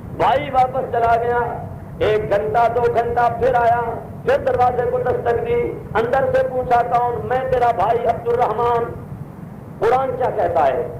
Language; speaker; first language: Urdu; non-native, local second language; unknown